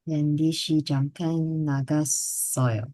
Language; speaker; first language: Korean; non-native, learner; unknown